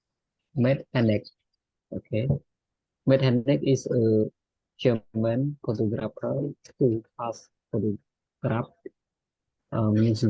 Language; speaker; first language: English; non-native, learner; Khmer